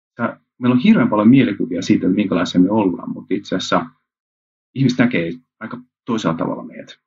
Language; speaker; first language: Finnish; early bilingual, heritage; Finnish